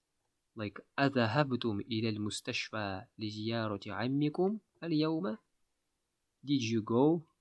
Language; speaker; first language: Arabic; non-native, fluent; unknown